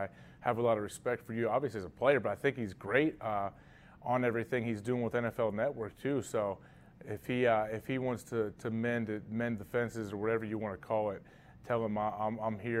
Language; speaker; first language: English; native; English